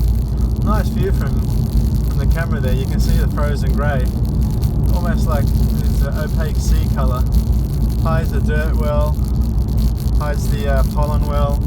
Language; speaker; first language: English; native; English